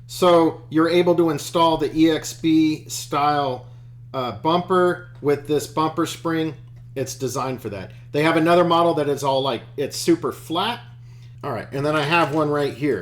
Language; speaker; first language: English; native; English